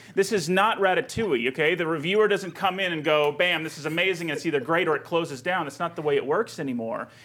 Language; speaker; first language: English; native; English